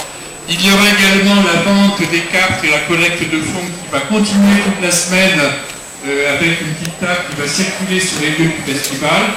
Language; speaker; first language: French; native; French